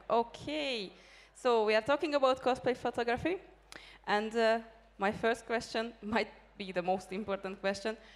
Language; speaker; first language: English; non-native, fluent; Hungarian